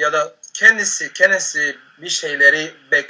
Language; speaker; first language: Turkish; non-native, learner; Spanish